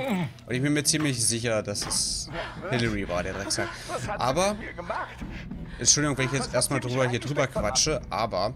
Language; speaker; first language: German; native; German